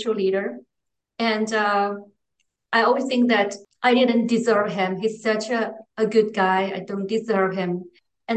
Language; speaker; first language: English; non-native, fluent; Chinese